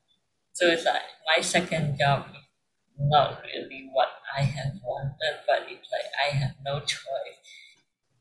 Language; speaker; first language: English; non-native, local second language; Chinese